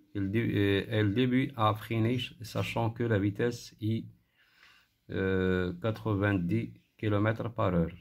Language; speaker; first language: French; non-native, local second language; Arabic